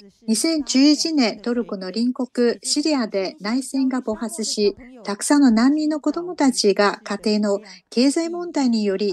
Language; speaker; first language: Japanese; non-native, fluent; Chinese